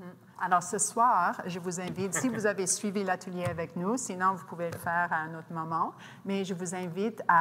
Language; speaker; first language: French; non-native, local second language; English